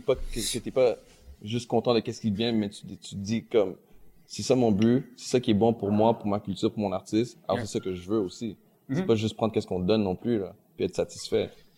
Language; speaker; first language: French; native; French